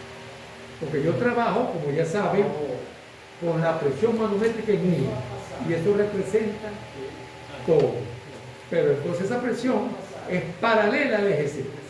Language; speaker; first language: Spanish; native; Spanish